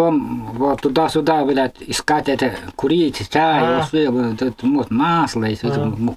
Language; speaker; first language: Russian; non-native, local second language; Yakut